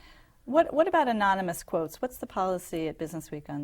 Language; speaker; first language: English; native; English